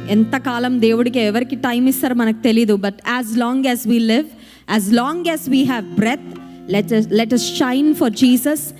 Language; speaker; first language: English; non-native, local second language; Telugu